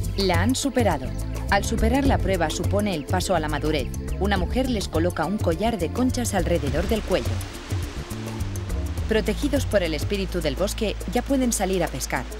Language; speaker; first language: Spanish; native; Spanish